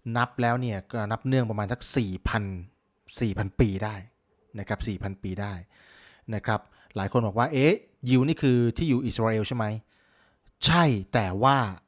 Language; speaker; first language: Thai; native; Thai